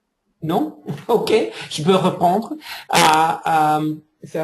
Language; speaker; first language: French; non-native, fluent; English